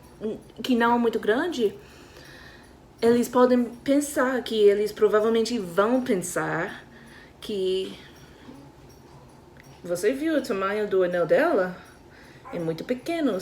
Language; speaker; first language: Portuguese; non-native, fluent; English